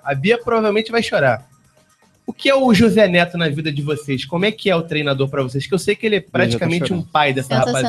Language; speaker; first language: Portuguese; native; Portuguese